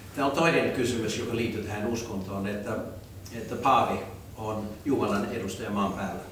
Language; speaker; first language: Finnish; non-native, fluent; English